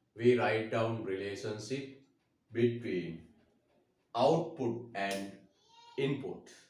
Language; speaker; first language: English; non-native, local second language; Sinhala